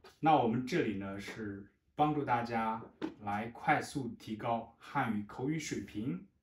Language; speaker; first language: Chinese; native; Chinese